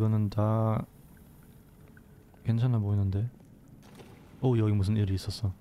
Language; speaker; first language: Korean; non-native, learner; German